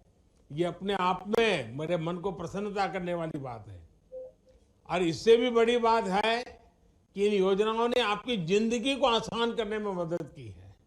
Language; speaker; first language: Hindi; non-native, local second language; Gujarati